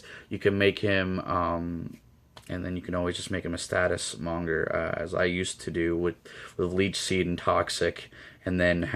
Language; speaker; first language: English; native; English